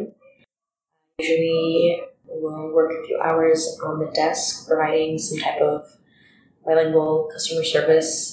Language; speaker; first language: English; early bilingual, other home language; Spanish